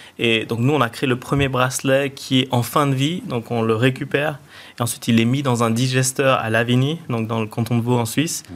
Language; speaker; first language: French; native; French